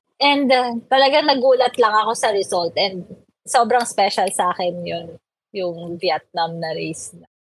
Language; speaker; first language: Filipino; native; Filipino